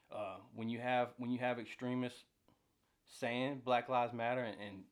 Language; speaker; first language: English; native; English